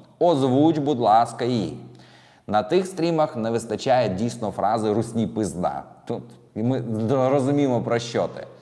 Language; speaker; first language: Ukrainian; non-native, local second language; Russian